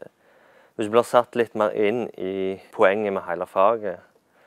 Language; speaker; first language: Norwegian; native; Norwegian